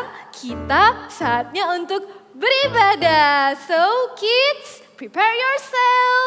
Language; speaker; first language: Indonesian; native; Indonesian